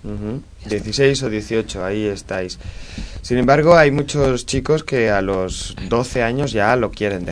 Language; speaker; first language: Spanish; native; Spanish